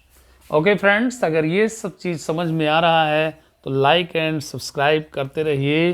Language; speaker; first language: Hindi; native; Hindi